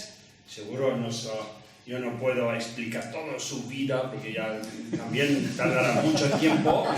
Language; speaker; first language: Spanish; non-native, learner; Tibetan